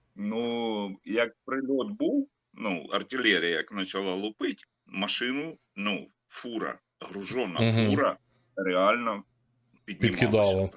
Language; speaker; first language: Ukrainian; non-native, local second language; Russian